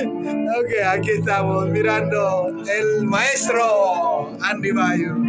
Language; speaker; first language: Spanish; non-native, fluent; Indonesian